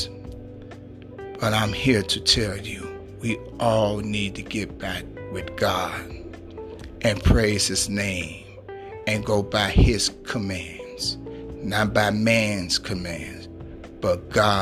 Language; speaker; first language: English; native; English